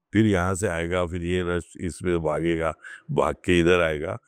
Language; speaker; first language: Hindi; non-native, local second language; Marathi